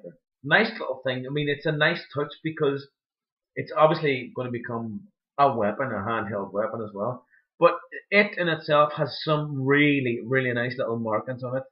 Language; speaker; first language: English; native; English